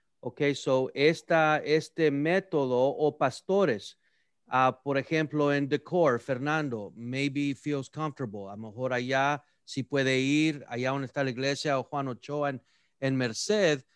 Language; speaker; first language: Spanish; early bilingual, heritage; Spanish